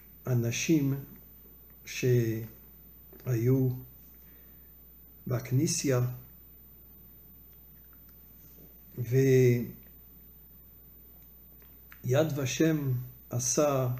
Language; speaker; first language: Hebrew; non-native, fluent; French